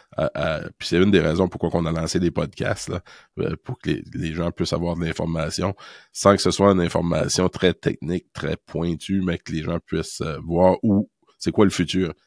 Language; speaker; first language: French; native; French